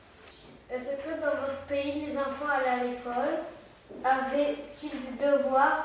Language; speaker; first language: French; native; French